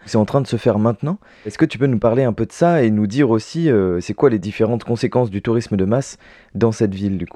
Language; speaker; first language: French; native; French